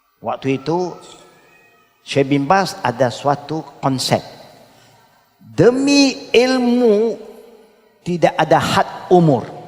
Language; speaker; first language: Malay; non-native, local second language; Chinese